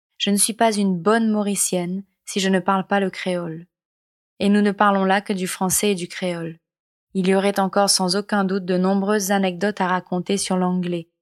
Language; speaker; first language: French; non-native, local second language; Morisyen